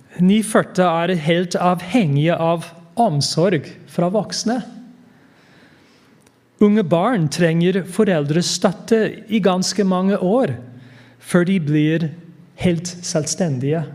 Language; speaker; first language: Norwegian; non-native, fluent; English